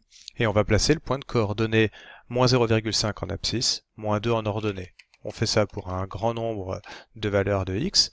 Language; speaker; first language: French; native; French